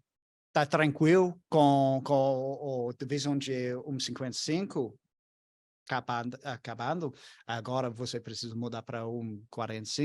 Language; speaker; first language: Portuguese; non-native, learner; English